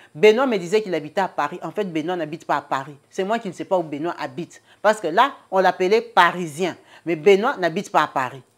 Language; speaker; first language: French; non-native, local second language; Lingala